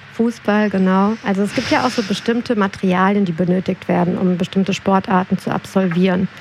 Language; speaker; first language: German; native; German